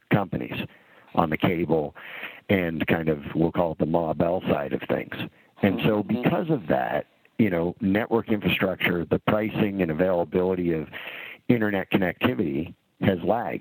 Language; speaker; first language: English; native; English